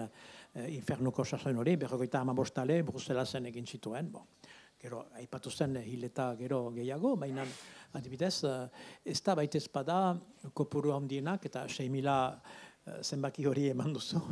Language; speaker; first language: Basque; native; Basque